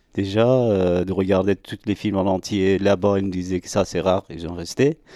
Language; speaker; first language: French; non-native, learner; Persian